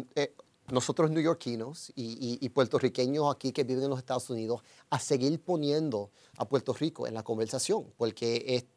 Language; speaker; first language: Spanish; early bilingual, heritage; Spanish